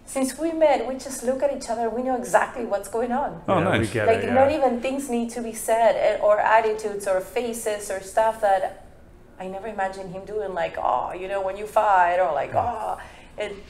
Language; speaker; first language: English; non-native, fluent; Spanish